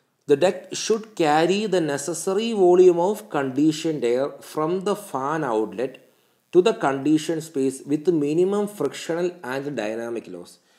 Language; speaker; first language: English; non-native, local second language; Malayalam